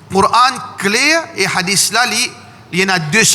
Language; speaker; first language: French; non-native, learner; Morisyen